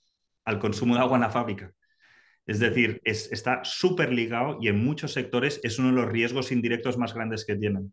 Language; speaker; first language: Spanish; native; Spanish